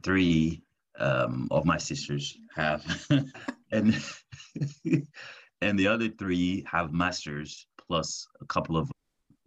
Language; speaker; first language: English; non-native, local second language; French